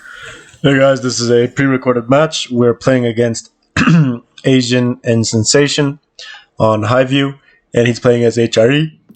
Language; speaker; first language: English; native; English